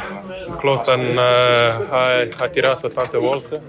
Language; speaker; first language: Italian; non-native, fluent; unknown